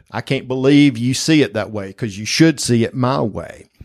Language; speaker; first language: English; native; English